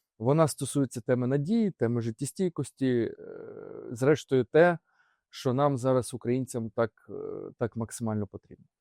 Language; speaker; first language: Ukrainian; native; Ukrainian